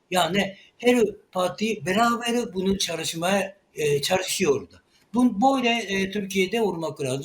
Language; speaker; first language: Turkish; non-native, learner; Japanese